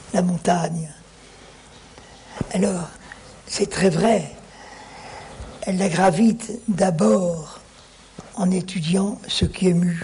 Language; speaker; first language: French; native; French